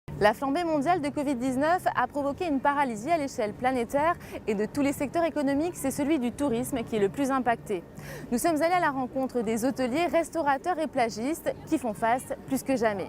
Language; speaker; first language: French; native; French